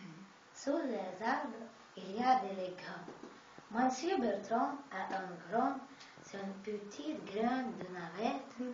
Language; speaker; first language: French; non-native, learner; Russian